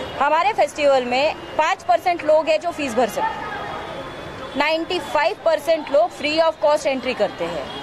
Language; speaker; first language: Hindi; non-native, local second language; Marathi